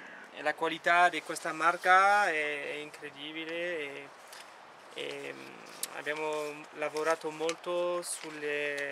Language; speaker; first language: Italian; non-native, fluent; French